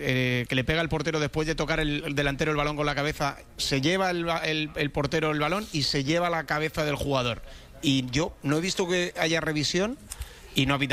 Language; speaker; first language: Spanish; native; Spanish